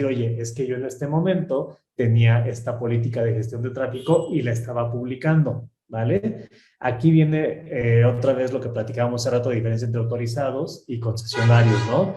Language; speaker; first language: Spanish; native; Spanish